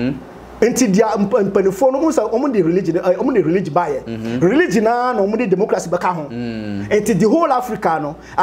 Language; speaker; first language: English; non-native, local second language; Ewe